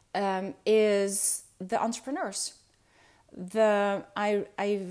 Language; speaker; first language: English; non-native, fluent; Dutch